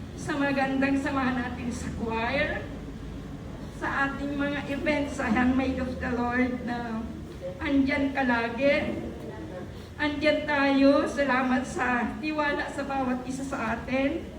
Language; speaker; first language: Filipino; non-native, local second language; Bikol